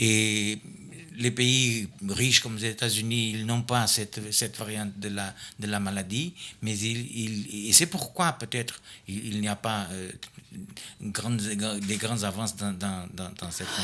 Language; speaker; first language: French; non-native, fluent; Portuguese